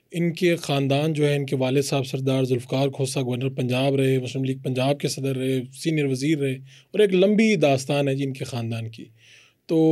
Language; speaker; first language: Urdu; non-native, local second language; Punjabi